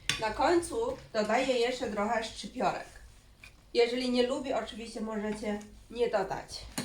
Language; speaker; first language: Polish; non-native, learner; Chinese